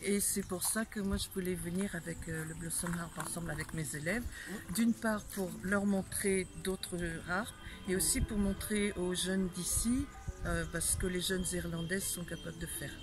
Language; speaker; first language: French; native; French